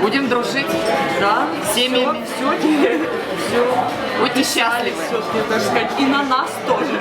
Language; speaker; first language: Russian; native; Russian